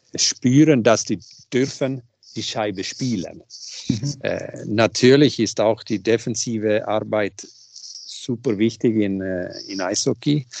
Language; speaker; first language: German; non-native, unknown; Swedish